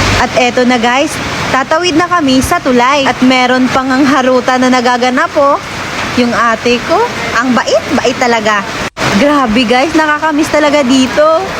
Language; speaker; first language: Filipino; non-native, local second language; Hiligaynon